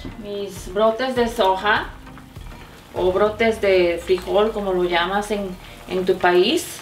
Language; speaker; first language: Spanish; non-native, fluent; Korean